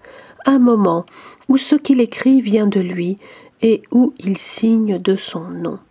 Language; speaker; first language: French; native; French